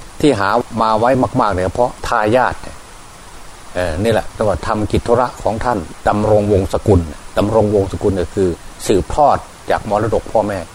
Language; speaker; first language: Thai; native; Thai